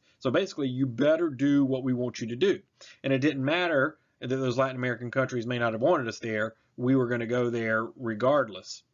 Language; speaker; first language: English; native; English